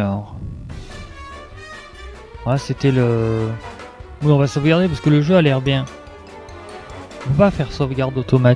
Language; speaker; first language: French; native; French